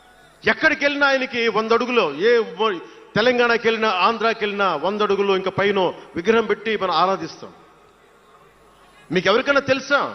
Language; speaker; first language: Telugu; native; Telugu